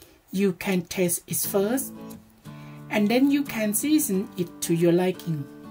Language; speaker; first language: English; non-native, learner; Thai